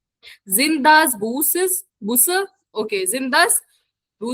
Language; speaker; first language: German; non-native, fluent; Hindi